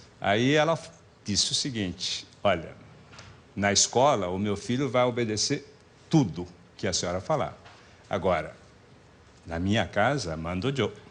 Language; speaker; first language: Portuguese; early bilingual, other home language; Japanese